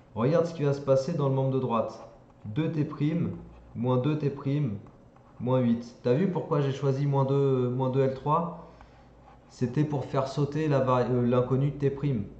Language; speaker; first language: French; native; French